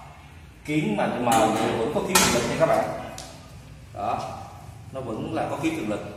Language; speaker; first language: Vietnamese; native; Vietnamese